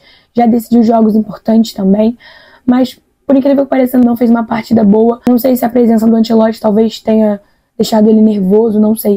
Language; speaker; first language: Portuguese; native; Portuguese